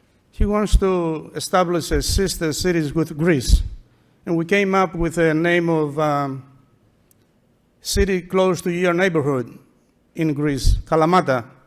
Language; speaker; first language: English; non-native, fluent; Greek